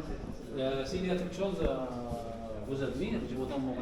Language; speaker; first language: French; non-native, fluent; Arabic